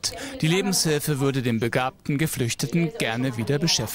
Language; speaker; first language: German; native; German